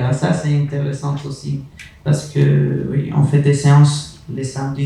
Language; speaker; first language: French; non-native, fluent; Spanish